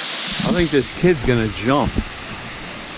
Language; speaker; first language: English; native; English